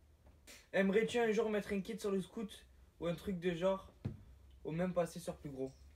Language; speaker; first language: French; native; French